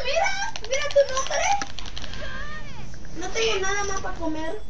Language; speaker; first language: Spanish; early bilingual, heritage; Spanish